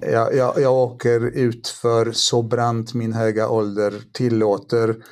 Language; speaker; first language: Swedish; early bilingual, other home language; Polish